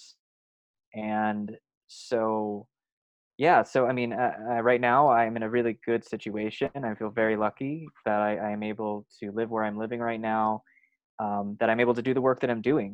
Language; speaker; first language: English; native; English